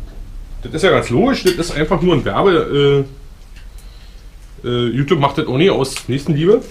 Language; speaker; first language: German; native; German